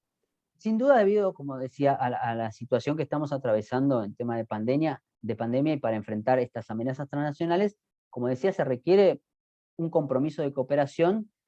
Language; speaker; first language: Spanish; native; Spanish